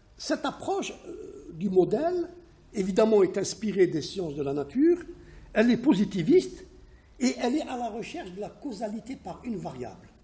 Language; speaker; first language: French; non-native, local second language; Arabic